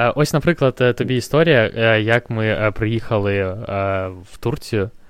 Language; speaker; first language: Ukrainian; non-native, local second language; Russian